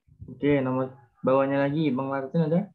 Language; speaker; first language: Indonesian; native; Indonesian